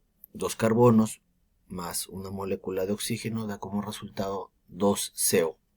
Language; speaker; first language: Spanish; native; Spanish